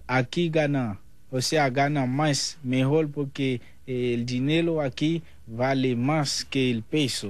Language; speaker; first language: Portuguese; non-native, learner; Haitian Creole